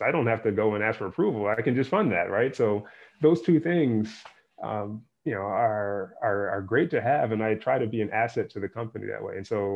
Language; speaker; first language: English; native; English